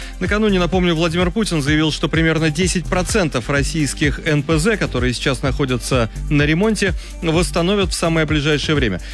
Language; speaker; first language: Russian; native; Russian